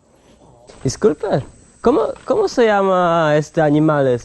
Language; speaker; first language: Spanish; non-native, learner; Polish